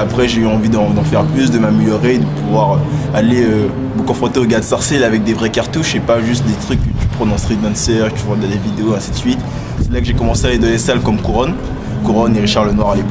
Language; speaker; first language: French; native; French